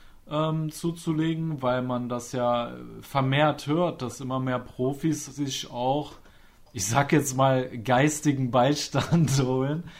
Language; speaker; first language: German; native; German